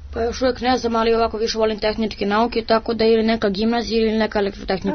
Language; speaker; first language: Serbian; native; Serbian